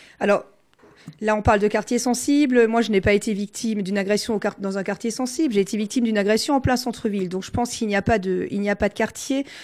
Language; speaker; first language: French; non-native, local second language; Swiss German